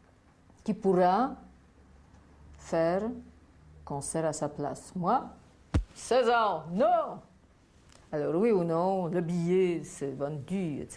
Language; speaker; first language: French; non-native, fluent; Polish